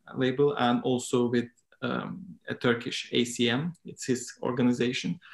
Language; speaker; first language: English; non-native, fluent; Turkish